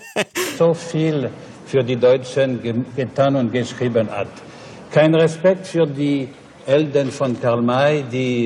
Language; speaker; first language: German; non-native, fluent; French